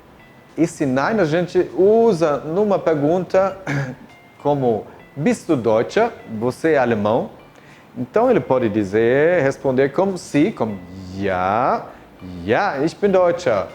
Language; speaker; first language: Portuguese; non-native, fluent; German